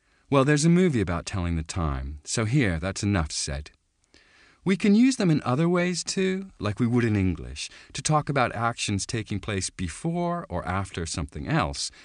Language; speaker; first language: English; native; English